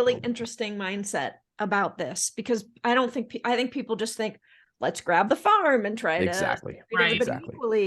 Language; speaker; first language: English; native; English